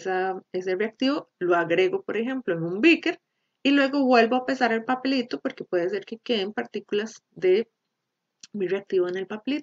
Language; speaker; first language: Spanish; native; Spanish